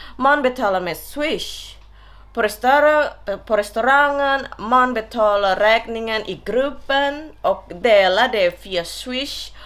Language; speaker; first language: Swedish; non-native, learner; Indonesian